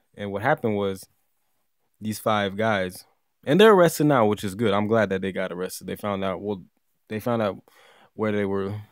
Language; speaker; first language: English; native; English